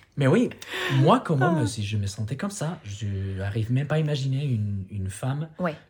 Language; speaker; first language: French; non-native, fluent; Spanish